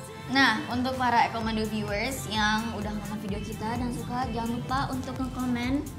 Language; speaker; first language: Indonesian; early bilingual, heritage; Indonesian